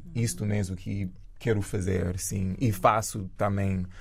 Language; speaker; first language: Portuguese; early bilingual, other home language; Jamaican Creole English